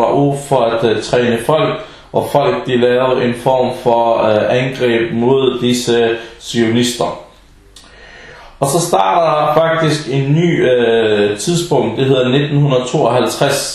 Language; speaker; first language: Danish; early bilingual, other home language; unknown